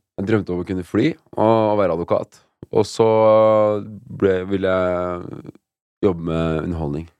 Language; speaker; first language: Norwegian; native; Norwegian